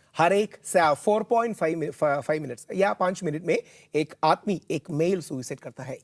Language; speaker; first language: Hindi; non-native, local second language; Malayalam